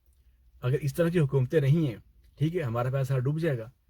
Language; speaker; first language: Urdu; native; Urdu